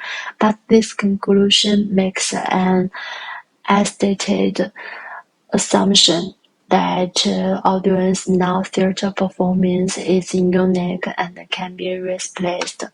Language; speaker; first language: English; non-native, learner; Chinese